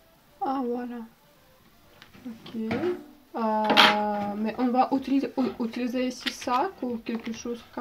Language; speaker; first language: French; non-native, learner; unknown